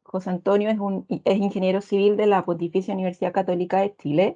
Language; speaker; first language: Spanish; native; Spanish